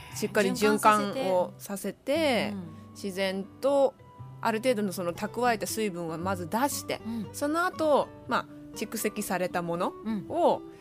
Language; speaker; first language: Japanese; native; Japanese